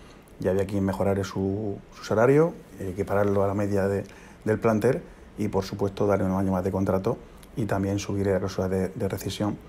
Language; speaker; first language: Spanish; native; Spanish